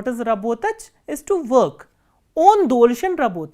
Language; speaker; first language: Russian; non-native, fluent; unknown